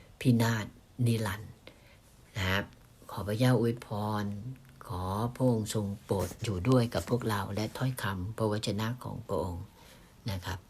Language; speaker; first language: Thai; native; Thai